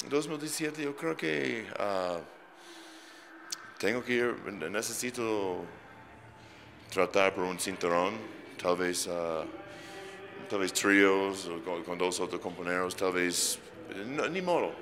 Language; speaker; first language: Spanish; non-native, fluent; English